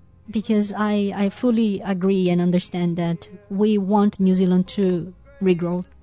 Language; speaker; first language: English; non-native, fluent; Portuguese